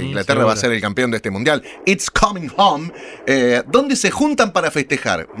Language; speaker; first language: Spanish; native; Spanish